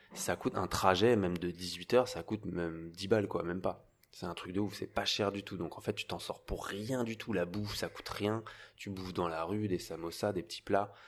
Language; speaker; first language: French; native; French